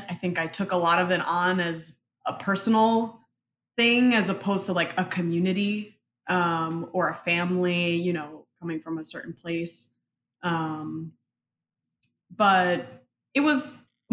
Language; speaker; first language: English; early bilingual, other home language; Spanish